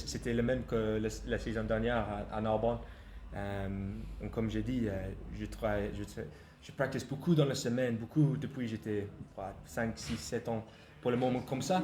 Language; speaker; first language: French; non-native, learner; English